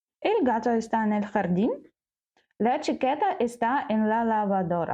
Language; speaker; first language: Spanish; non-native, learner; Ukrainian